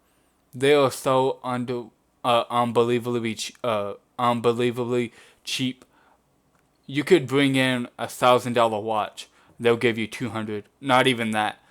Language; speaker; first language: English; native; English